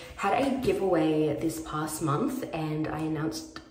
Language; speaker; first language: English; native; English